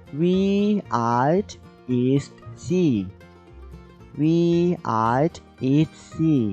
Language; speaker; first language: German; non-native, fluent; Thai